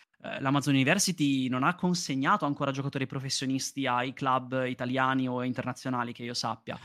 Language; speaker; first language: Italian; native; Italian